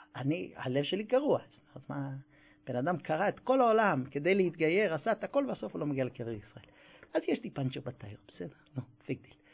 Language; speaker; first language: Hebrew; non-native, fluent; English